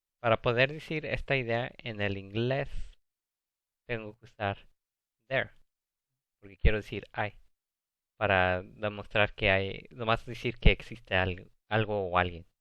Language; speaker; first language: Spanish; early bilingual, heritage; Spanish